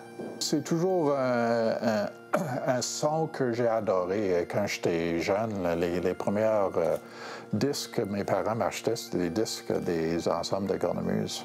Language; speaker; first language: French; non-native, local second language; English